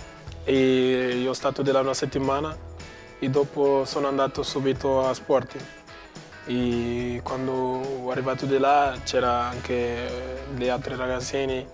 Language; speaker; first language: Italian; non-native, learner; Portuguese